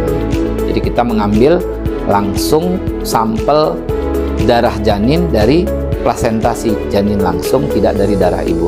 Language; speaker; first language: Indonesian; native; Indonesian